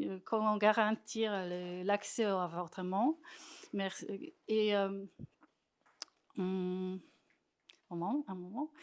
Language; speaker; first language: French; non-native, fluent; Polish